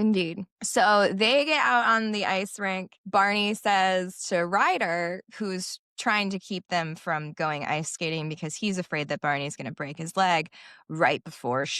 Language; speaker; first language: English; native; English